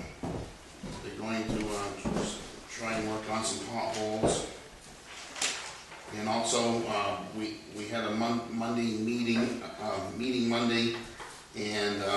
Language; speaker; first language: English; native; English